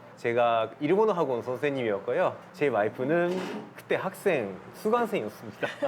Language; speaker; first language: Korean; non-native, fluent; Japanese